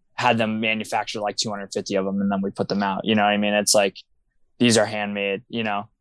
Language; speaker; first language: English; native; English